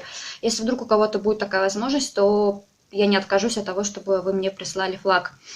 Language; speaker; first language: Russian; native; Russian